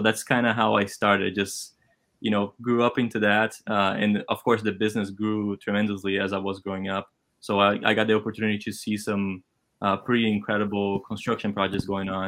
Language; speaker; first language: English; non-native, fluent; Portuguese